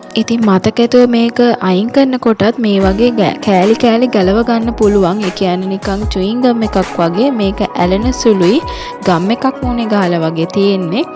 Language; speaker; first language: Sinhala; native; Sinhala